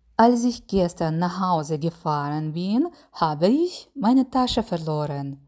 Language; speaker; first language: German; non-native, fluent; Ukrainian